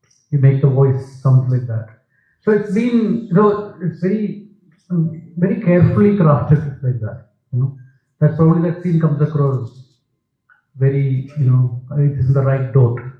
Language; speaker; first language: English; non-native, local second language; Malayalam